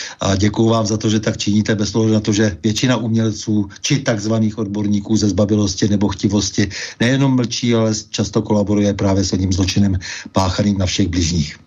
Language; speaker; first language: Czech; native; Czech